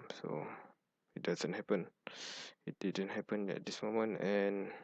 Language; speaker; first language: English; non-native, fluent; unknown